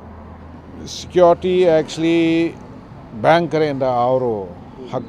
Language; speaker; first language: Kannada; non-native, fluent; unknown